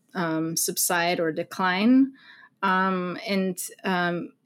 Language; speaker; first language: English; non-native, fluent; German